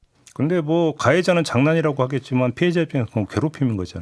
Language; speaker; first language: Korean; native; Korean